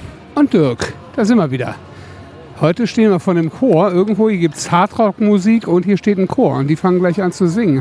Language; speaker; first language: German; native; German